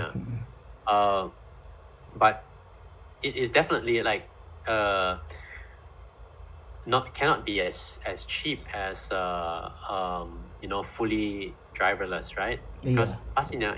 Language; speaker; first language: English; non-native, fluent; Indonesian